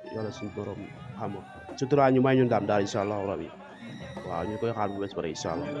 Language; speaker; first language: Wolof; native; Wolof